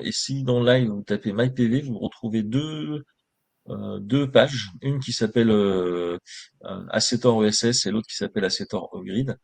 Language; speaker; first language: French; native; French